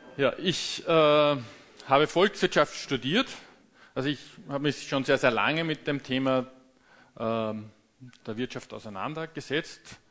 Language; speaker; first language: German; native; German